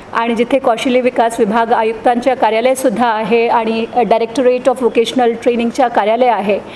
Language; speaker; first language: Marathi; non-native, local second language; Hindi